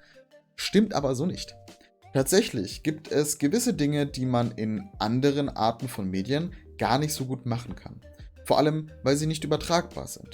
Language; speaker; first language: German; native; German